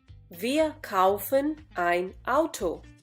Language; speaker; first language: German; non-native, fluent; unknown